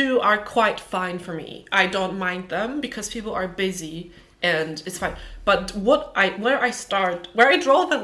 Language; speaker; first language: English; non-native, fluent; Polish